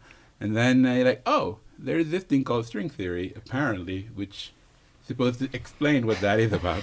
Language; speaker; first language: English; non-native, fluent; Wolof